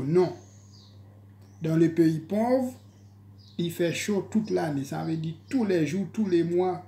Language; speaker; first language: French; non-native, local second language; Haitian Creole